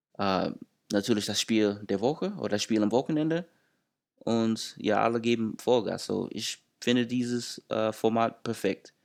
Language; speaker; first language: German; non-native, fluent; English